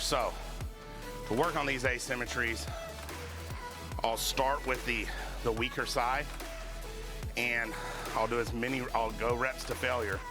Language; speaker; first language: English; native; English